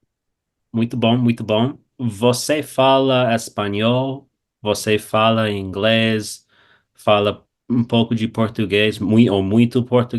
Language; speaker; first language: Portuguese; non-native, fluent; English